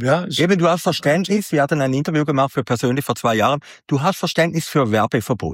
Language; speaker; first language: German; native; German